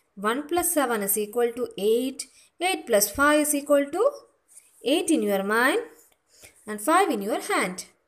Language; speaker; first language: English; non-native, local second language; Malayalam